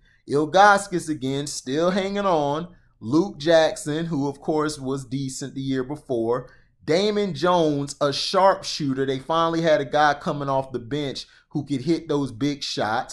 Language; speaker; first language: English; native; English